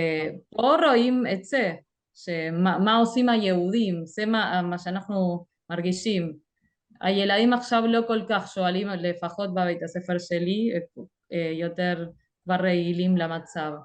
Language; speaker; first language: Hebrew; non-native, fluent; Spanish